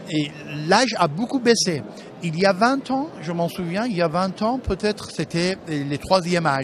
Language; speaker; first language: French; non-native, fluent; Persian